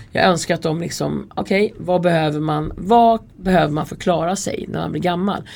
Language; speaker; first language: Swedish; native; Swedish